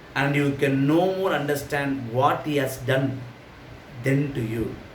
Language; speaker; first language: English; non-native, local second language; Telugu